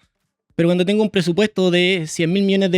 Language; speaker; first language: Spanish; native; Spanish